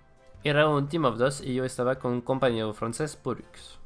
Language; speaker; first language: Spanish; non-native, fluent; French